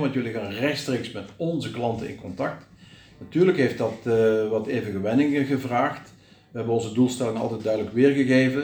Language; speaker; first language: Dutch; native; Dutch